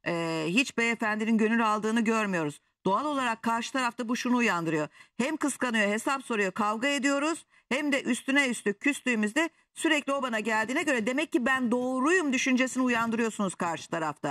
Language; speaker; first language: Turkish; native; Turkish